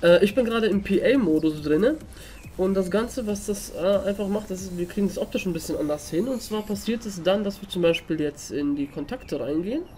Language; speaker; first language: German; native; German